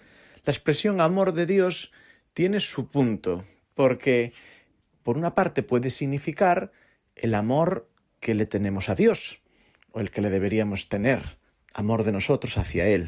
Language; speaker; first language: Spanish; native; Spanish